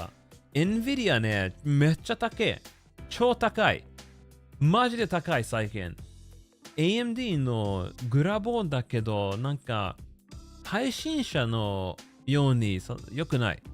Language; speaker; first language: Japanese; non-native, learner; English